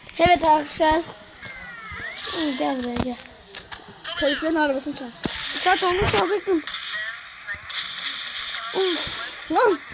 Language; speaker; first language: Turkish; native; Turkish